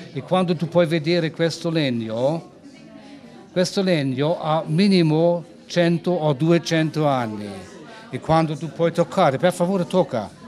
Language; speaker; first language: Italian; non-native, learner; German